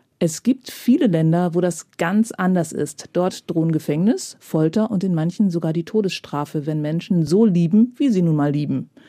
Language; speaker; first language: German; native; German